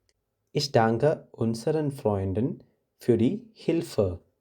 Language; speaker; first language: German; non-native, fluent; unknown